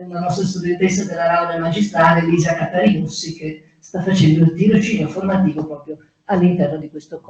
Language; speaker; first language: Italian; native; Italian